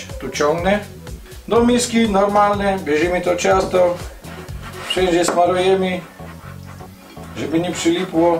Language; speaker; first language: Polish; non-native, learner; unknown